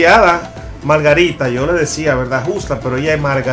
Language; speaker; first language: Spanish; native; Spanish